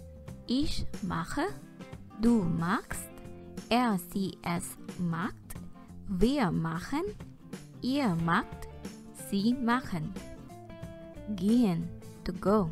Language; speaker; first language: German; non-native, fluent; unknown